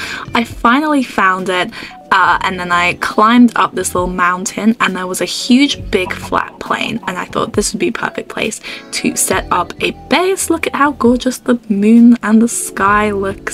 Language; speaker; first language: English; native; English